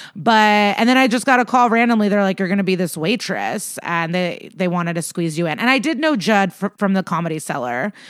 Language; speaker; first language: English; early bilingual, other home language; Russian